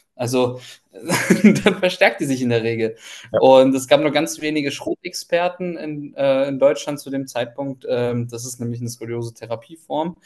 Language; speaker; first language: German; early bilingual, other home language; Ukrainian